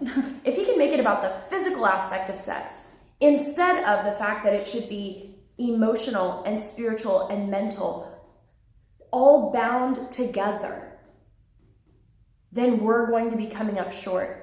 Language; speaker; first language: English; native; English